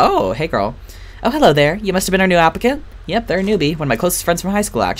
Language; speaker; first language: English; native; English